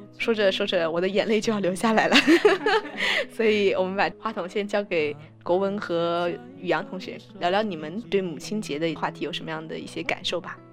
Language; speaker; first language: Chinese; native; Chinese